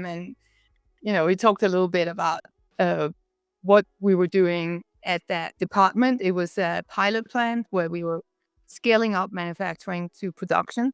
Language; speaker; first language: English; non-native, fluent; Danish